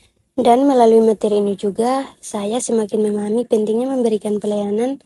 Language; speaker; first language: Indonesian; native; Indonesian